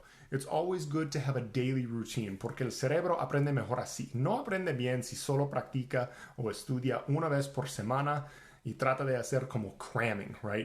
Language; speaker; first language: Spanish; non-native, fluent; English